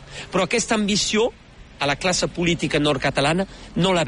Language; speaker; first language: Catalan; native; Catalan